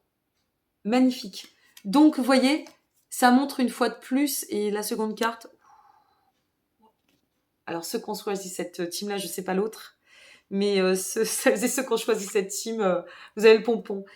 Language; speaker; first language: French; native; French